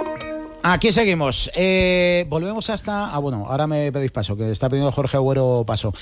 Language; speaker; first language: Spanish; native; Spanish